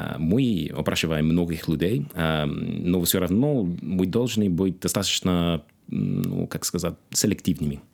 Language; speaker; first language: Russian; non-native, fluent; English